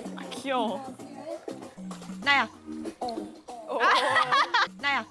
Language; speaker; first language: Korean; native; Korean